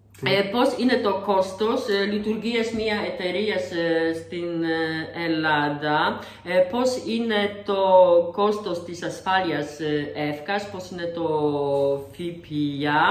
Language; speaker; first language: Greek; non-native, learner; Polish